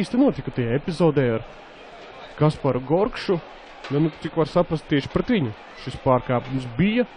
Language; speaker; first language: Latvian; native; Latvian